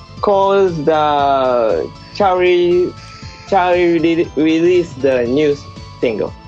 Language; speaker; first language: English; non-native, learner; Japanese